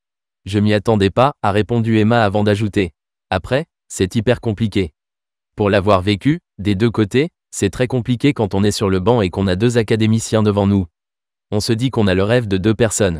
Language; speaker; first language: French; native; French